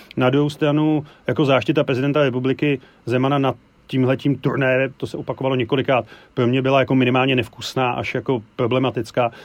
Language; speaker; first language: Czech; native; Czech